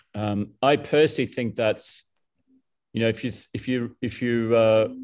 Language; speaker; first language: English; native; English